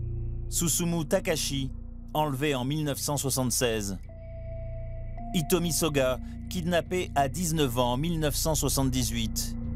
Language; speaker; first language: French; native; French